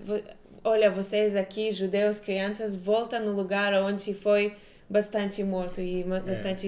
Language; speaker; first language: Portuguese; non-native, fluent; Hebrew